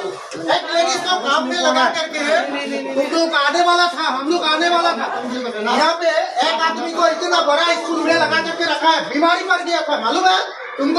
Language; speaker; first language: Hindi; non-native, local second language; Assamese